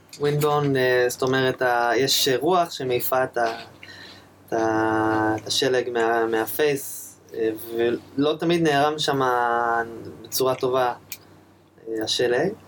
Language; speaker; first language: Hebrew; native; Hebrew